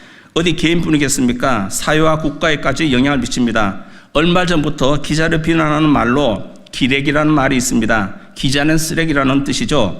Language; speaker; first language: Korean; native; Korean